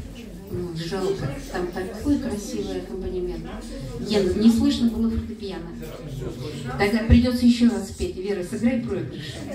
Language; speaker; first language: Russian; native; Russian